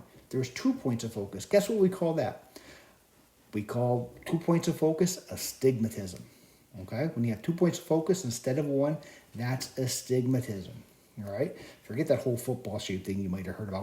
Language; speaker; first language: English; native; English